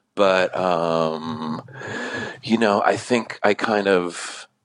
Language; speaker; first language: English; native; English